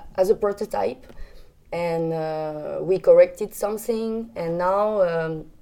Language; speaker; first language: English; non-native, learner; French